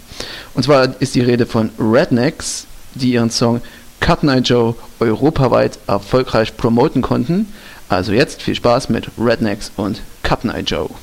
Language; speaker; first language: German; native; German